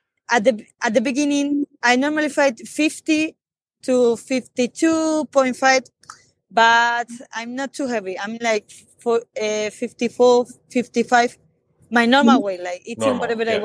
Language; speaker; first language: English; non-native, fluent; Spanish